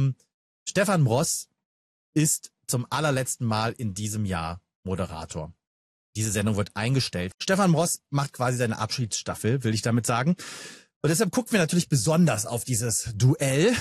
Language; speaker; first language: German; native; German